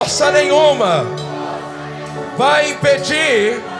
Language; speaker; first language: Portuguese; native; Portuguese